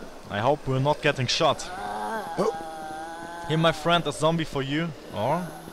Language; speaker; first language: English; non-native, learner; German